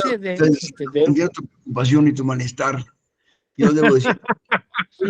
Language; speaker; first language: Spanish; native; Spanish